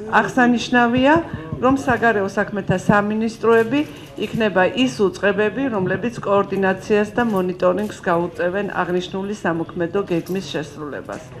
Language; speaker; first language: Georgian; native; Georgian